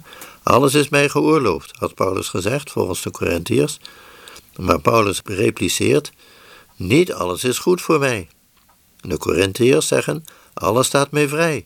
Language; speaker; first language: Dutch; native; Dutch